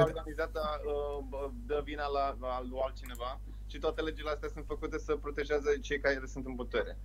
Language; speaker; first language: Romanian; early bilingual, heritage; Romanian